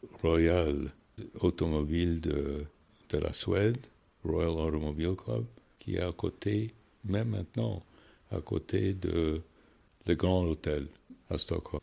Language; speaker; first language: French; non-native, fluent; English